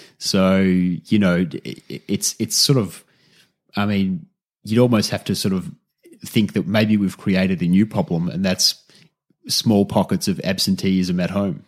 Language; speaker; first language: English; native; English